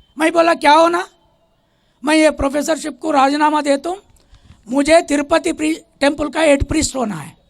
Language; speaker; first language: Hindi; non-native, local second language; Telugu